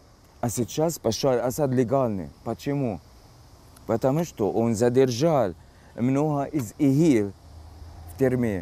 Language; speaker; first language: Russian; non-native, learner; Arabic